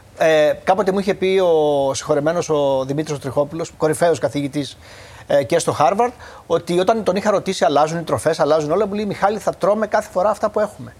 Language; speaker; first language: Greek; native; Greek